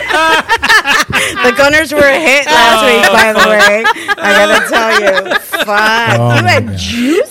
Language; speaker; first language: English; non-native, fluent; Spanish